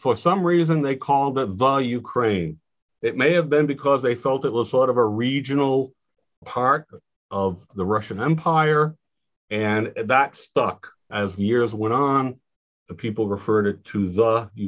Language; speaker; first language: English; native; English